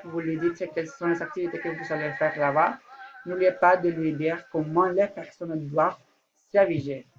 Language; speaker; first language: French; non-native, learner; Spanish